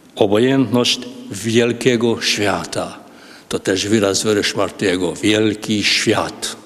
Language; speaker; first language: Polish; non-native, fluent; Hungarian